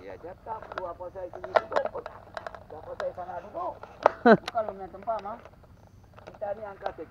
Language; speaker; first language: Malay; non-native, local second language; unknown